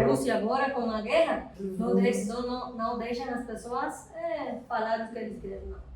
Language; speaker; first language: Portuguese; non-native, learner; Spanish